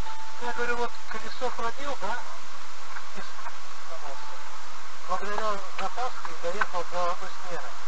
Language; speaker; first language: Russian; native; Russian